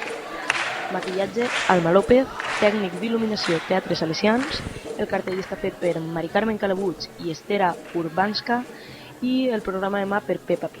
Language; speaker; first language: Catalan; native; Catalan